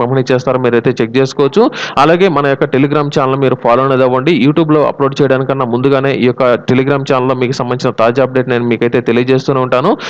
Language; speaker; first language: Telugu; native; Telugu